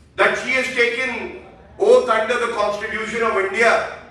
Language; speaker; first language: English; non-native, local second language; Hindi